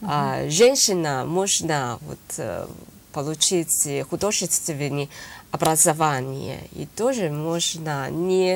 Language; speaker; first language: Russian; non-native, learner; Chinese